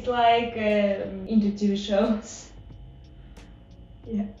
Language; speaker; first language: English; non-native, learner; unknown